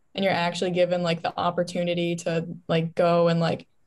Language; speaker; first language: English; native; English